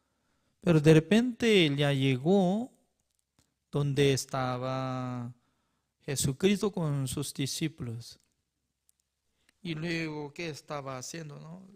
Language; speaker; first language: Spanish; non-native, fluent; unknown